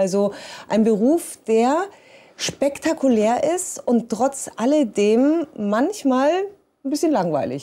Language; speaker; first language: German; native; German